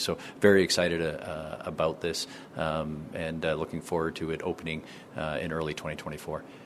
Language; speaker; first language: English; native; English